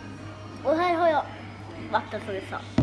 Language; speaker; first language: Swedish; early bilingual, other home language; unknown